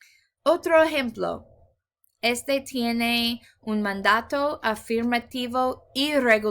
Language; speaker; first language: Spanish; non-native, fluent; English